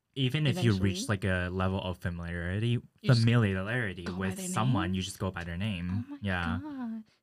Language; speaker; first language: English; early bilingual, other home language; Chinese